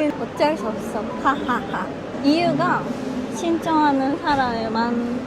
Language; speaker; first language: Korean; non-native, fluent; Japanese